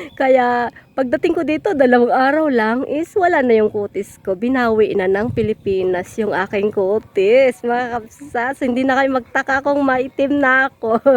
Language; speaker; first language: Filipino; non-native, local second language; Iloko